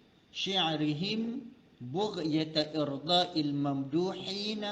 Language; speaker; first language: Arabic; non-native, fluent; Malay